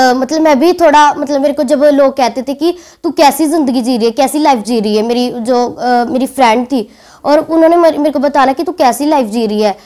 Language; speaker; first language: Hindi; native; Hindi